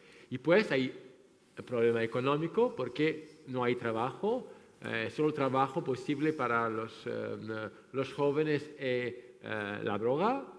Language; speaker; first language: Spanish; non-native, fluent; French